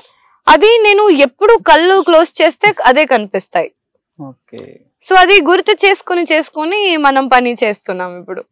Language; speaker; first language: Telugu; non-native, local second language; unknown